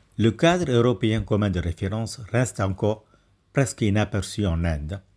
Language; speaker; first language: French; non-native, fluent; Tamil